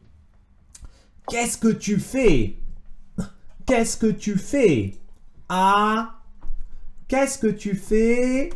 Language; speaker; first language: French; native; French